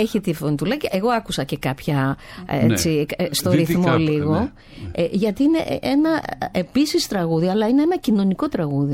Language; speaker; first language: Greek; native; Greek